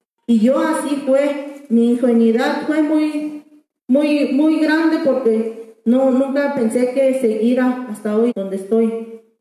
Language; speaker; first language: Spanish; non-native, local second language; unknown